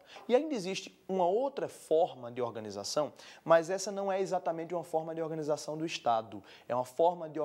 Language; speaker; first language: Portuguese; native; Portuguese